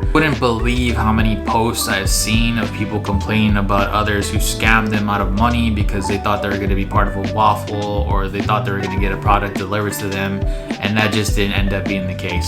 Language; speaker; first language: English; native; English